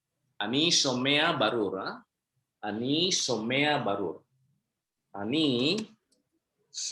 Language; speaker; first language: Hebrew; non-native, fluent; Indonesian